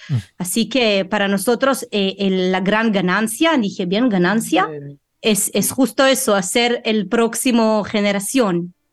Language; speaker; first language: Spanish; non-native, fluent; Russian